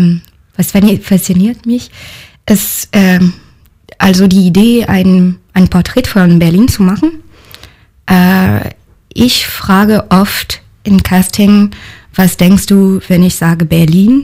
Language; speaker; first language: German; non-native, learner; French